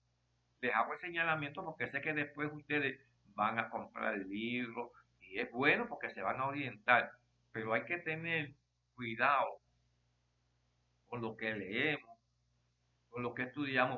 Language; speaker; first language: Spanish; native; Spanish